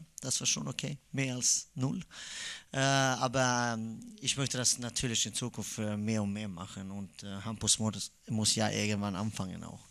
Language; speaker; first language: German; non-native, fluent; Swedish